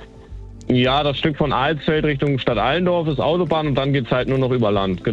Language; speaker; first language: German; native; German